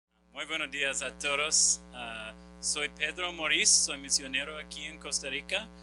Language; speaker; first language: Spanish; non-native, fluent; English